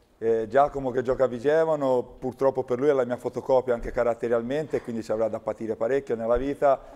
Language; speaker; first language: Italian; native; Italian